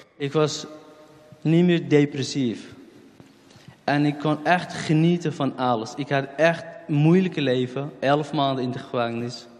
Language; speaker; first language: Dutch; non-native, fluent; Central Kurdish